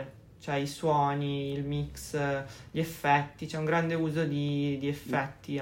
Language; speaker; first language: Italian; native; Italian